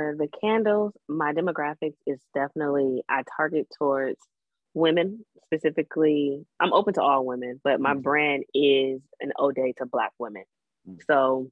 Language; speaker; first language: English; native; English